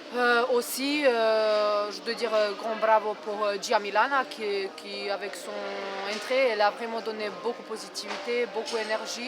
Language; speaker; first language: French; non-native, fluent; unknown